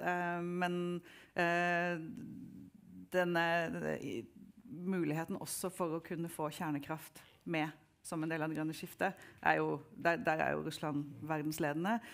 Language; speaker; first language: Norwegian; native; Norwegian